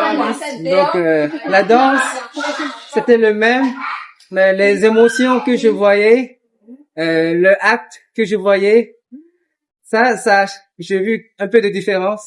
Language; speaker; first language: French; non-native, learner; Korean